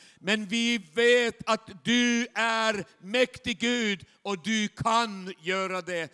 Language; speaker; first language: Swedish; non-native, fluent; Chinese